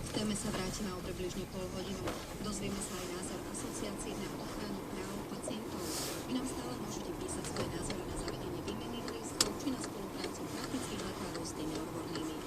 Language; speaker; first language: Slovak; native; Slovak